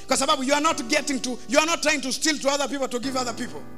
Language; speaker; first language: English; non-native, local second language; Swahili